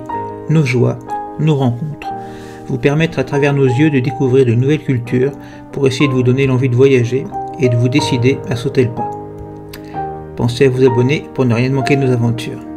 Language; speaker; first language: French; native; French